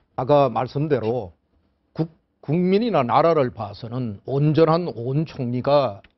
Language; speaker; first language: Korean; native; Korean